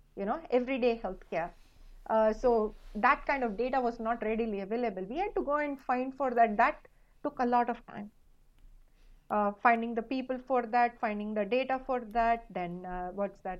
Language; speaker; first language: English; non-native, local second language; Kannada